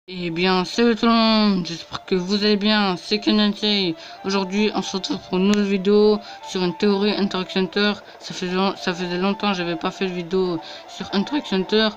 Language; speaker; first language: French; native; French